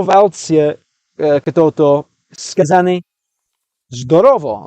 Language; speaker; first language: Russian; non-native, learner; English